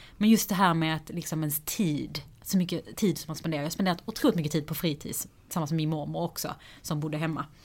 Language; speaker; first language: Swedish; early bilingual, other home language; Persian